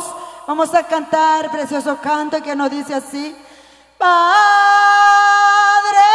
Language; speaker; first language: Spanish; non-native, local second language; Kaqchikel